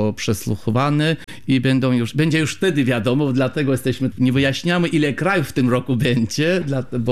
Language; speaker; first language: Polish; non-native, fluent; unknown